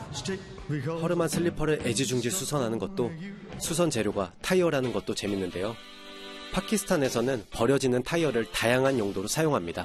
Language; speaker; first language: Korean; native; Korean